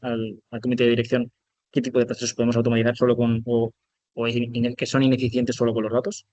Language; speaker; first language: Spanish; native; Spanish